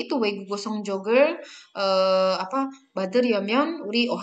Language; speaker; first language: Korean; non-native, fluent; Indonesian